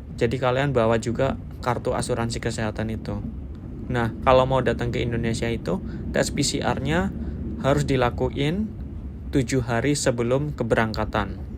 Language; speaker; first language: Indonesian; native; Indonesian